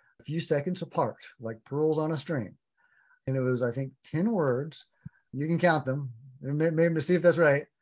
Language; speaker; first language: English; native; English